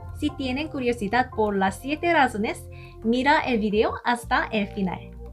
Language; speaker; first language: Spanish; non-native, learner; Korean